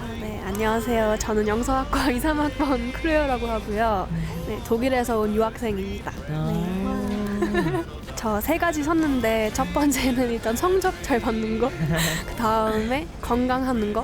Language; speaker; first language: Korean; non-native, fluent; German